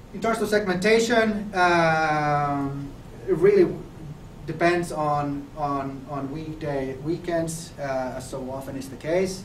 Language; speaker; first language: English; non-native, fluent; Finnish